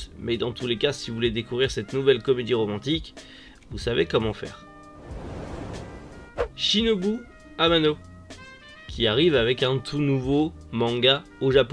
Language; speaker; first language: French; native; French